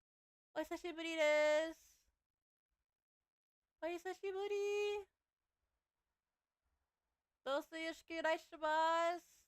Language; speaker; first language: Japanese; non-native, learner; English